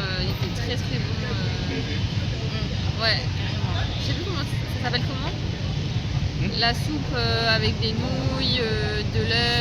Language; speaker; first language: French; native; French